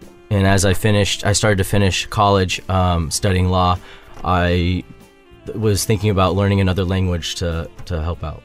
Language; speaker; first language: English; native; English